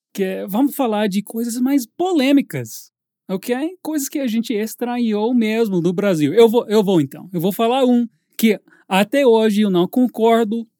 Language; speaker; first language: Portuguese; non-native, fluent; English